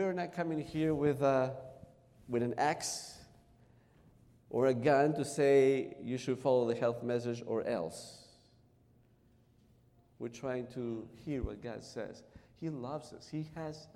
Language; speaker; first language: English; non-native, fluent; Spanish